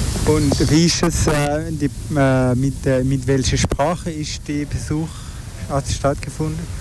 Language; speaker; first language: German; non-native, fluent; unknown